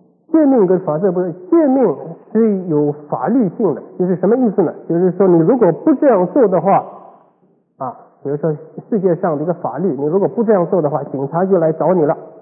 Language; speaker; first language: Chinese; native; Chinese